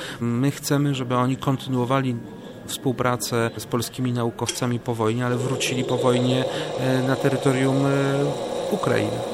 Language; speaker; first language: Polish; native; Polish